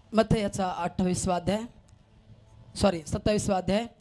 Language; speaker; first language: Hindi; non-native, local second language; Marathi